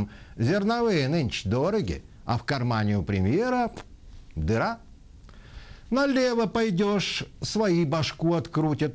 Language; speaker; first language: Russian; native; Russian